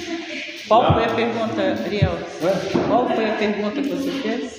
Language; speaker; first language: Portuguese; non-native, learner; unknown